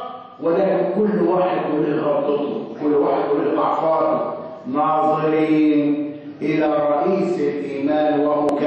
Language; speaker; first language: Arabic; native; Arabic